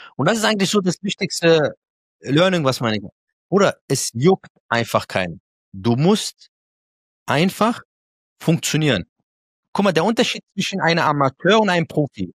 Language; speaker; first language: German; early bilingual, other home language; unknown